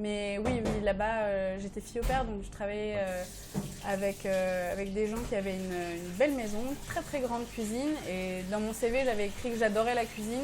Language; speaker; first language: French; early bilingual, other home language; Persian